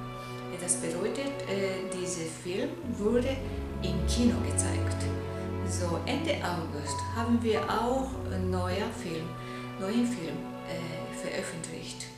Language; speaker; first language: German; non-native, fluent; Japanese